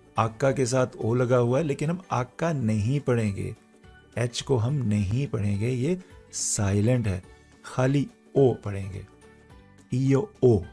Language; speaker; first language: Urdu; non-native, local second language; Punjabi